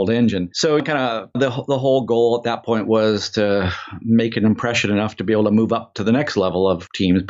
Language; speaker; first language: English; native; English